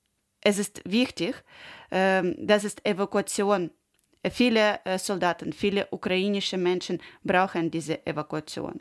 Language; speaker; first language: German; non-native, learner; Ukrainian